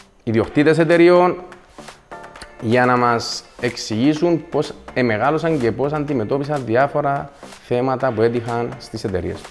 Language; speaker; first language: Greek; native; Greek